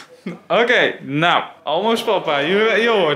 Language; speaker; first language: Dutch; native; Dutch